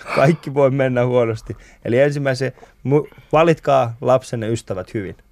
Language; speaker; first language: Finnish; early bilingual, other home language; Persian